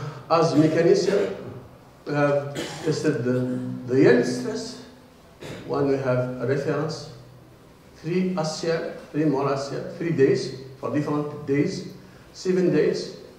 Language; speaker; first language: English; non-native, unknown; Arabic